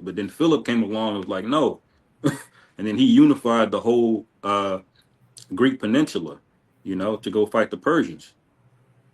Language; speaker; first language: English; native; English